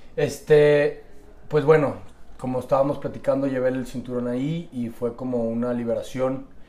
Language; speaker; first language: Spanish; native; Spanish